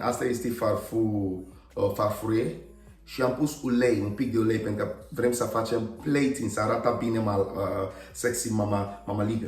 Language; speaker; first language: Romanian; non-native, learner; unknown